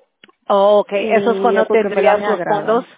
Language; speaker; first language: Spanish; early bilingual, heritage; Spanish